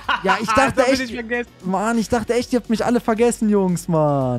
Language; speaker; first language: German; native; German